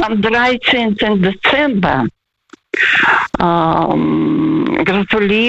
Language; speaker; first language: German; non-native, fluent; Russian